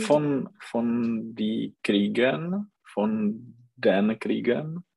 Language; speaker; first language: German; non-native, learner; Czech